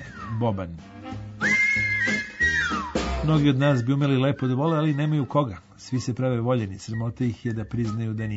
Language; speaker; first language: Croatian; native; Croatian